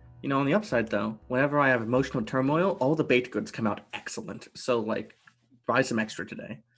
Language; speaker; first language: English; native; English